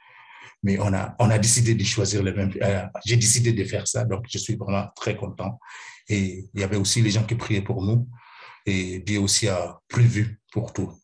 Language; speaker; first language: French; non-native, fluent; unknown